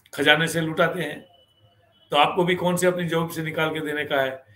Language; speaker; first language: Hindi; non-native, local second language; Gujarati